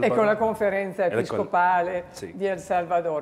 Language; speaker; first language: Italian; native; Italian